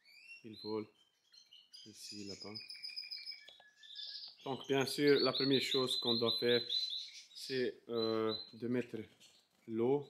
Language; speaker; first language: French; non-native, fluent; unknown